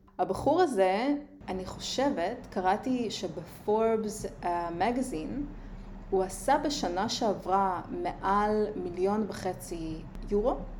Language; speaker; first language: Hebrew; early bilingual, other home language; Russian